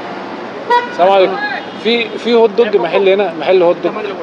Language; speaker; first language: Arabic; native; Arabic